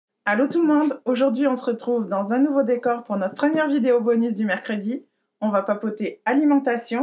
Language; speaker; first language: French; native; French